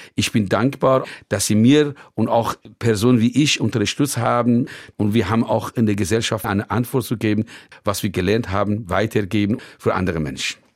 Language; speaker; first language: German; non-native, fluent; Persian